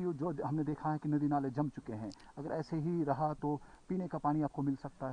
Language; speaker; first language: Urdu; non-native, local second language; Kashmiri